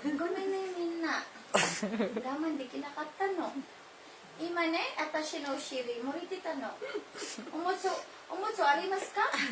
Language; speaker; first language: Japanese; non-native, learner; Filipino